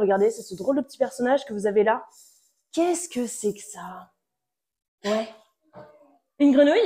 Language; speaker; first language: French; native; French